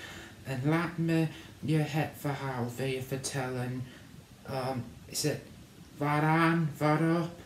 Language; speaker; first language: Dutch; non-native, learner; English